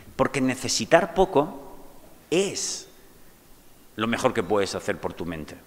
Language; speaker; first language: Spanish; native; Spanish